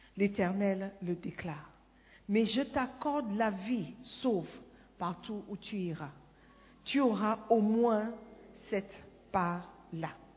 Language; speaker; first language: French; non-native, fluent; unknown